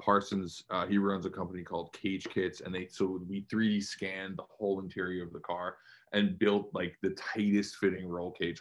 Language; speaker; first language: English; native; English